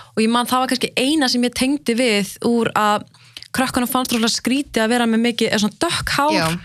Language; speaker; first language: Icelandic; early bilingual, other home language; Arabic